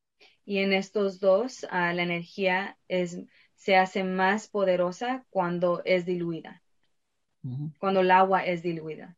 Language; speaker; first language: Spanish; early bilingual, heritage; Spanish